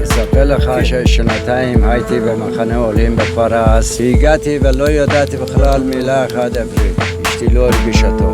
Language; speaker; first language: Hebrew; non-native, fluent; Persian